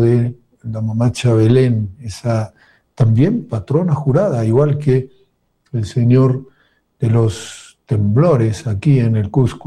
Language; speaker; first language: Spanish; native; Spanish